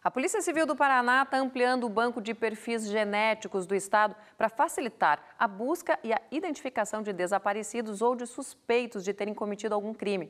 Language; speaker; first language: Portuguese; native; Portuguese